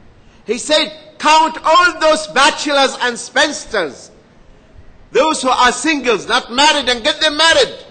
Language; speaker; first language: English; non-native, fluent; Arabic